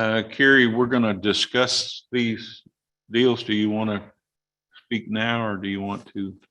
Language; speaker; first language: English; native; English